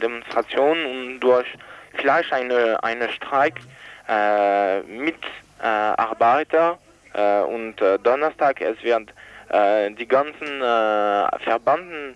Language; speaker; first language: German; non-native, learner; French